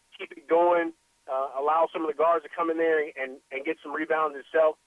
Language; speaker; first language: English; native; English